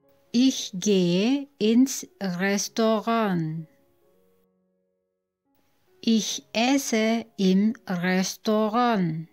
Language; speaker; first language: German; non-native, fluent; Indonesian